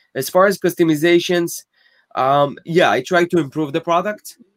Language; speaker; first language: English; non-native, fluent; Hebrew